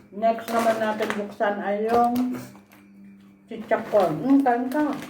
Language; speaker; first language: Filipino; non-native, local second language; Cebuano